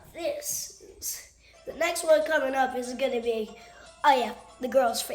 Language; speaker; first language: English; native; English